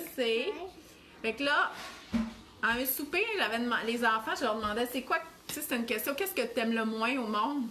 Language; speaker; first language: French; native; French